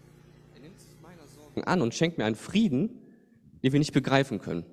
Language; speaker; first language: German; native; German